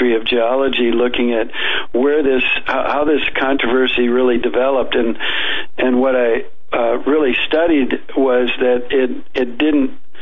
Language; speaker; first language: English; native; English